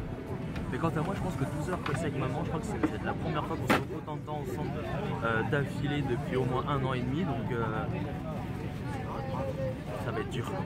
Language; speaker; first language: French; native; French